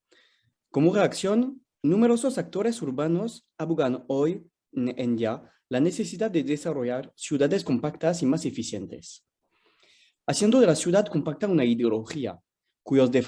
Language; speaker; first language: Spanish; non-native, fluent; French